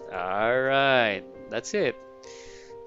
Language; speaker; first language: English; non-native, fluent; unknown